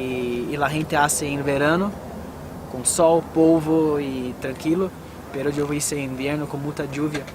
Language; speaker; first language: Spanish; non-native, fluent; Portuguese